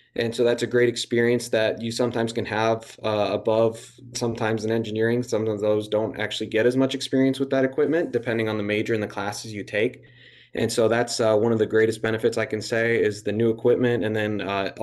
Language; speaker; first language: English; native; English